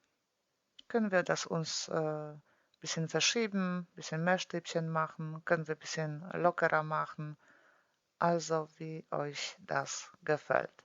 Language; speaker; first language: German; non-native, fluent; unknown